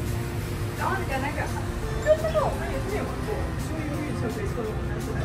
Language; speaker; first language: Chinese; native; Chinese